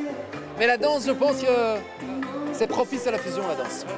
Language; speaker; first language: French; native; French